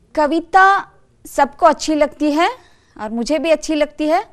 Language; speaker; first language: Hindi; non-native, local second language; Kannada